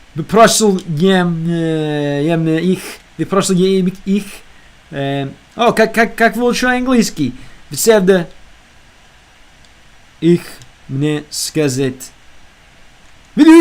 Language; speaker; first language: Russian; non-native, learner; English